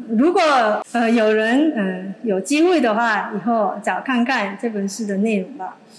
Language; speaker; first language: Chinese; non-native, fluent; Korean